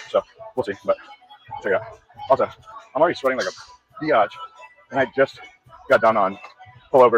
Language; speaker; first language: English; native; English